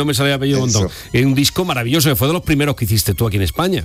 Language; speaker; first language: Spanish; native; Spanish